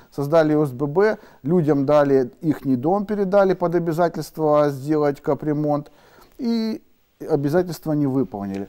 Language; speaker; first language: Russian; native; Russian